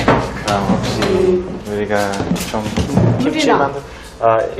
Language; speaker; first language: Korean; non-native, learner; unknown